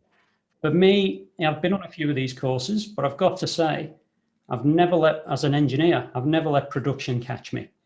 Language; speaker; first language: English; native; English